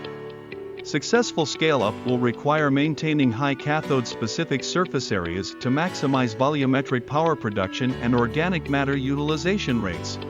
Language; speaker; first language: English; non-native, fluent; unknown